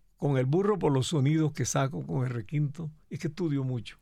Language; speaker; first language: Spanish; native; Spanish